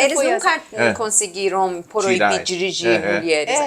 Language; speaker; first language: Portuguese; non-native, fluent; Persian